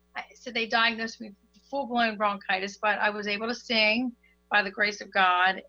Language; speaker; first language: English; native; English